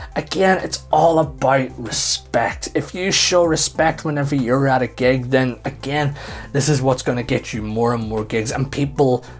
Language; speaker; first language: English; native; English